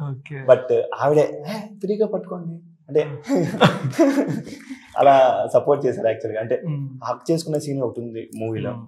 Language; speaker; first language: Telugu; native; Telugu